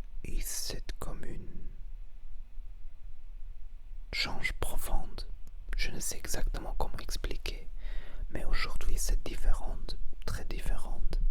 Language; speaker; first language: French; non-native, learner; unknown